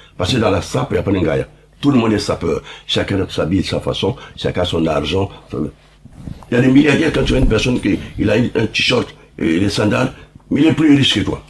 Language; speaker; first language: French; non-native, local second language; Lingala